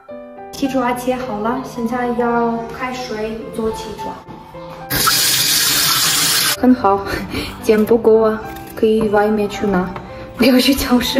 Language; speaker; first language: Chinese; non-native, learner; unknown